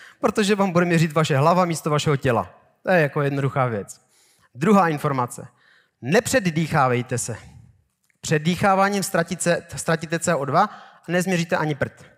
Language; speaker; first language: Czech; native; Czech